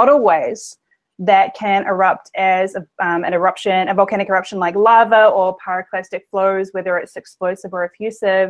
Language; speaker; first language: English; native; English